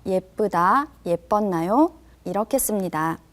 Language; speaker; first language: Korean; native; Korean